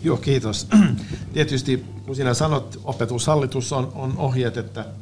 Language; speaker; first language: Finnish; non-native, learner; Swedish